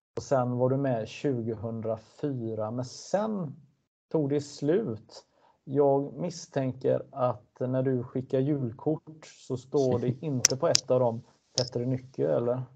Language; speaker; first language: Swedish; native; Swedish